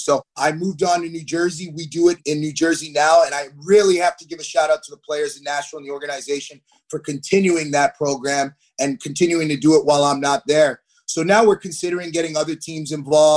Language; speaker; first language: English; native; English